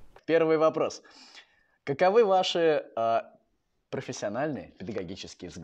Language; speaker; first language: Russian; native; Russian